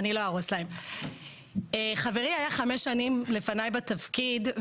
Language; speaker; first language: Hebrew; native; Hebrew